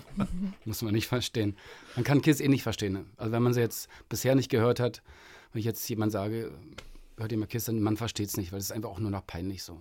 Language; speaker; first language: German; native; German